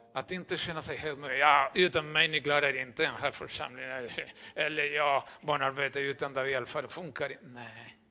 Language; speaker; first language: Swedish; non-native, fluent; Spanish